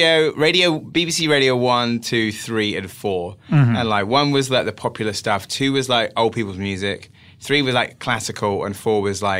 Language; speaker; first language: English; native; English